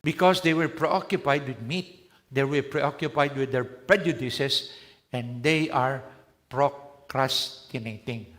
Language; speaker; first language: English; non-native, local second language; Filipino